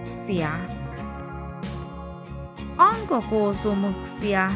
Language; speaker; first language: Finnish; non-native, learner; Bangla